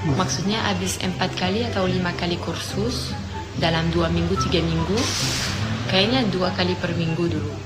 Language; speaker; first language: Indonesian; non-native, fluent; French